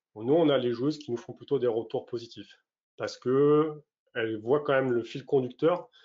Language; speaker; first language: French; native; French